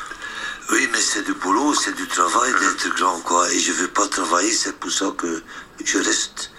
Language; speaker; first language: French; non-native, local second language; Dutch